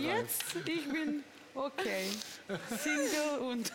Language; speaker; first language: German; non-native, learner; Russian